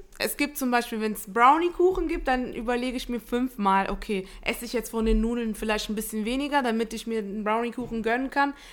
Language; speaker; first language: German; early bilingual, other home language; Italian